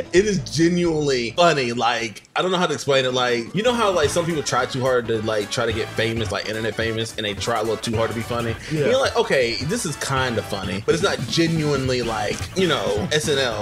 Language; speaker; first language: English; native; English